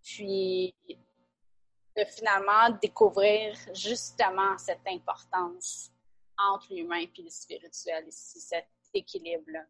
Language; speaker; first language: French; native; French